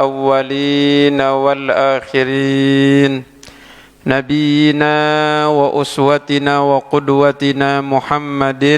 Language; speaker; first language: Arabic; non-native, fluent; Indonesian